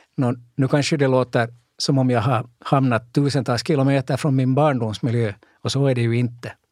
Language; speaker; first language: Swedish; native; Swedish